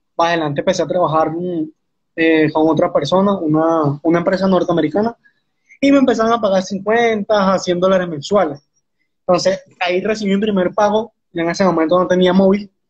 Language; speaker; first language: Spanish; native; Spanish